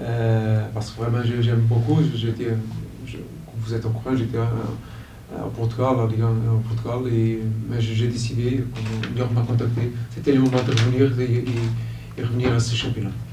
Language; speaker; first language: French; non-native, fluent; Portuguese